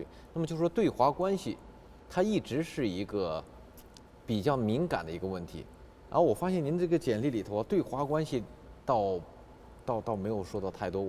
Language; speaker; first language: Chinese; native; Chinese